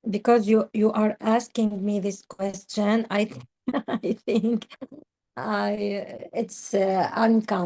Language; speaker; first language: English; non-native, learner; Arabic